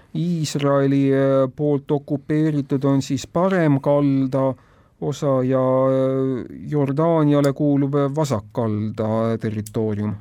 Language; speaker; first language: Estonian; native; Estonian